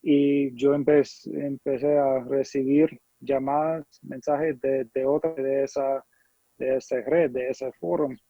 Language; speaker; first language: Spanish; non-native, fluent; English